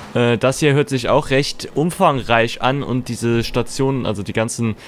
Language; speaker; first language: German; native; German